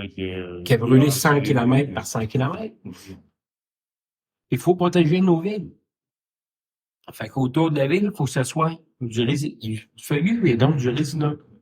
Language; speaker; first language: French; native; French